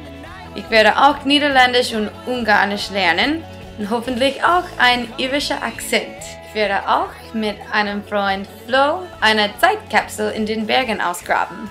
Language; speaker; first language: German; non-native, learner; English